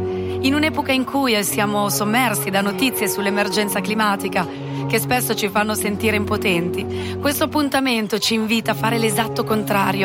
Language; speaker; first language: Italian; native; Italian